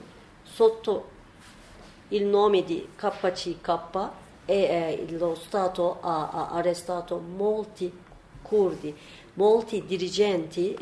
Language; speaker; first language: Italian; non-native, learner; Turkish